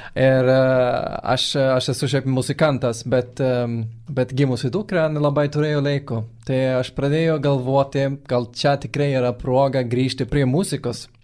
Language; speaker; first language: Lithuanian; non-native, fluent; Swedish